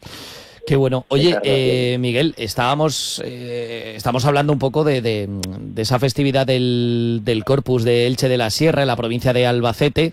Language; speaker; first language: Spanish; native; Spanish